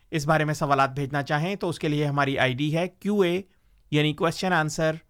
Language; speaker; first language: Urdu; native; Urdu